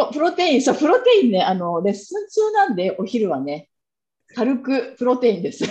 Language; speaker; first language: Japanese; native; Japanese